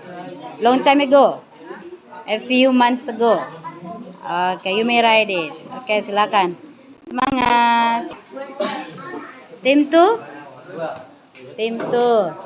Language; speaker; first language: English; non-native, learner; Indonesian